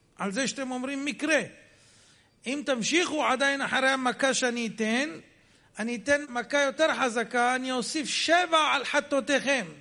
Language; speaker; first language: Hebrew; native; Hebrew